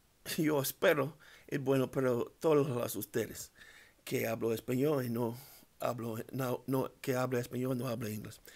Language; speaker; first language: Spanish; non-native, learner; English